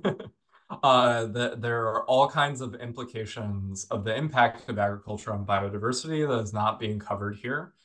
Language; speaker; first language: English; native; English